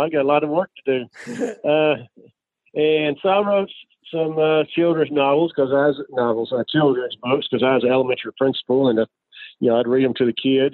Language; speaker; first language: English; native; English